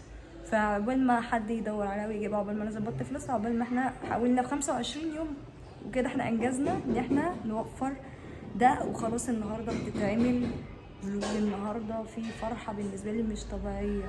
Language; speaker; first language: Arabic; native; Arabic